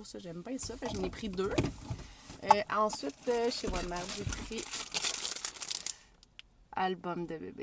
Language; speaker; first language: French; native; French